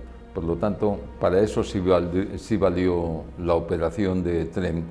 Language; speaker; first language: Spanish; native; Spanish